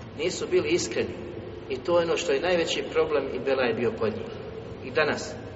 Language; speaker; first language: Bosnian; native; Bosnian